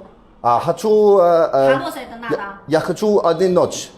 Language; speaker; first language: Russian; non-native, learner; English